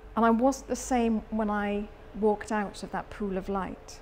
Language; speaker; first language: English; native; English